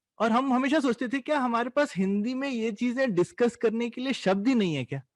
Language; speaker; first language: Hindi; native; Hindi